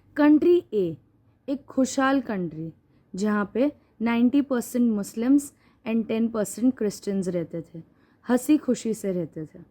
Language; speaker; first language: Hindi; native; Hindi